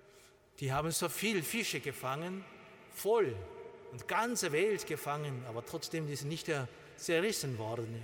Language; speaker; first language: German; non-native, learner; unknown